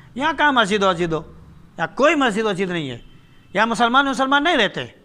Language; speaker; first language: Urdu; native; Urdu